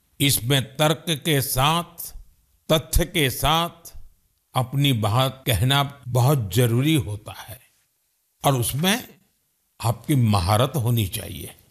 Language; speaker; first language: Hindi; non-native, local second language; Gujarati